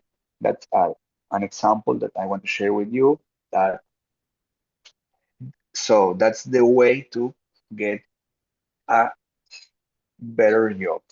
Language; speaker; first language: English; non-native, fluent; Spanish